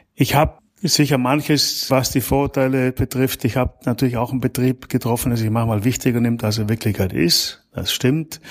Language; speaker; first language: German; native; German